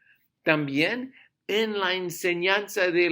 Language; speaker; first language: Spanish; non-native, fluent; English